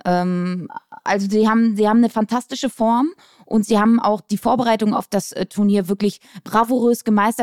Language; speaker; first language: German; native; German